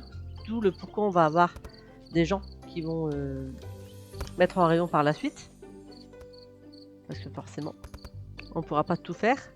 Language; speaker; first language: French; native; French